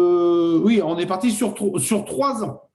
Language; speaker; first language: French; native; French